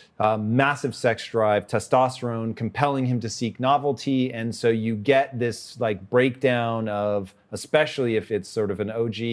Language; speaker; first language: English; native; English